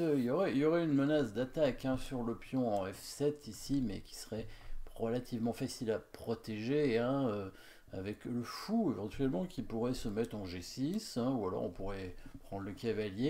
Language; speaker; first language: French; native; French